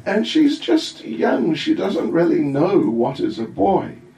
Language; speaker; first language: English; native; English